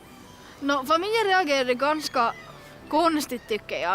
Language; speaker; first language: Swedish; non-native, local second language; Finnish